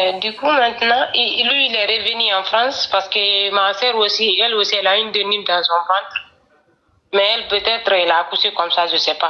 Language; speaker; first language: French; non-native, local second language; Fula